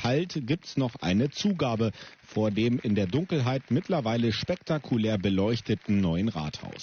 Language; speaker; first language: German; native; German